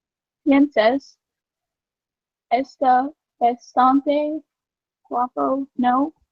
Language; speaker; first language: Spanish; non-native, learner; English